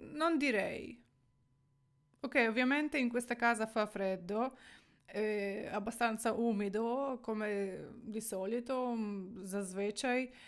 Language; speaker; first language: Italian; non-native, fluent; Ukrainian